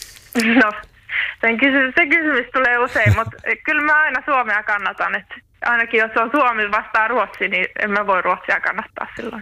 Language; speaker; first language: Finnish; native; Finnish